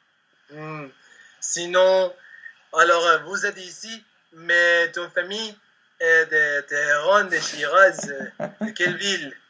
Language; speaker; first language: French; non-native, learner; Spanish